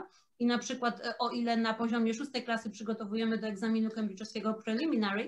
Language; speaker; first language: Polish; native; Polish